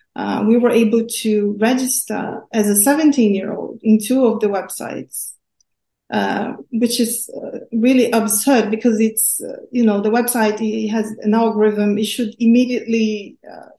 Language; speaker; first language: English; non-native, fluent; Portuguese